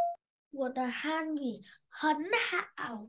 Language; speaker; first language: Chinese; non-native, learner; Vietnamese